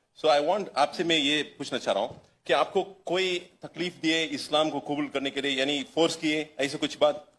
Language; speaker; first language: Hindi; non-native, local second language; Tamil